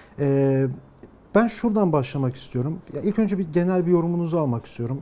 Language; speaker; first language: Turkish; native; Turkish